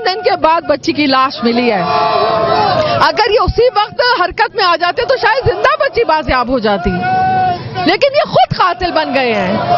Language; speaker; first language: Urdu; native; Urdu